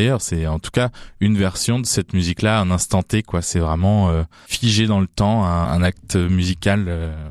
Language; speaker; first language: French; native; French